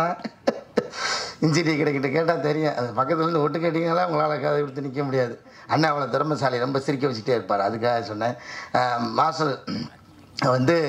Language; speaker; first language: Tamil; native; Tamil